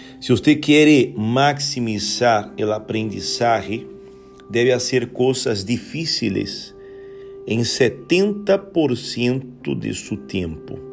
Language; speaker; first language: Portuguese; non-native, learner; Spanish